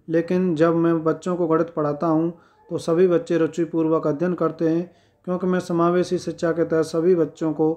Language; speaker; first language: Hindi; native; Hindi